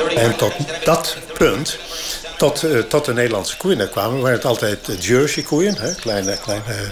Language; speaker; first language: Dutch; native; Dutch